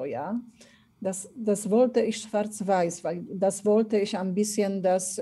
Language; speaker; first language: German; non-native, fluent; Polish